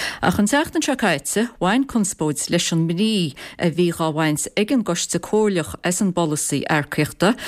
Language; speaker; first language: Irish; native; Irish